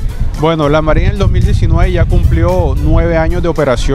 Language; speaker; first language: Spanish; native; Spanish